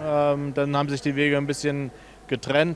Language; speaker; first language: German; native; German